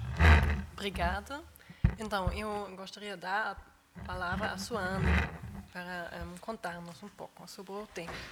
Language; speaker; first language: Portuguese; non-native, fluent; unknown